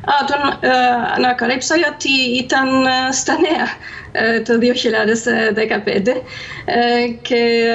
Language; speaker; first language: Greek; non-native, fluent; German